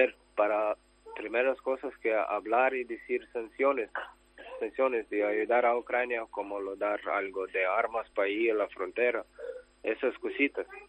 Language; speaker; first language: Spanish; non-native, learner; Ukrainian